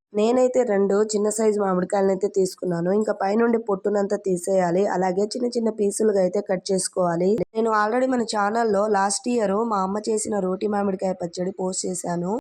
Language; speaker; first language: Telugu; non-native, local second language; Lambadi